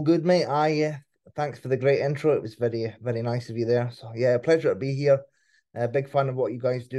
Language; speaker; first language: English; native; English